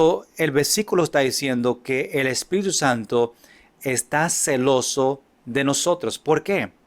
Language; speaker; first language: Spanish; non-native, fluent; English